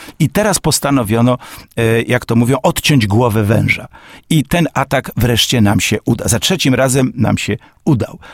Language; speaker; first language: Polish; native; Polish